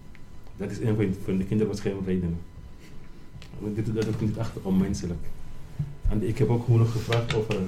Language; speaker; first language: Dutch; non-native, learner; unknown